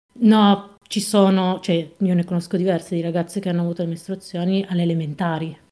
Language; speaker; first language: Italian; native; Italian